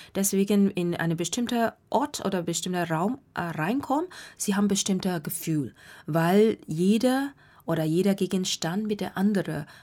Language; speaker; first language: German; non-native, learner; Burmese